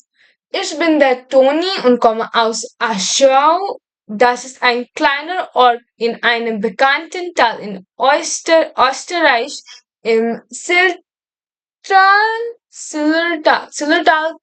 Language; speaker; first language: German; non-native, fluent; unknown